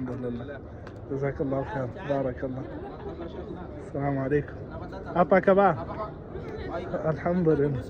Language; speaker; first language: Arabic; non-native, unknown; Urdu